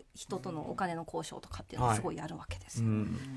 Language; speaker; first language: Japanese; native; Japanese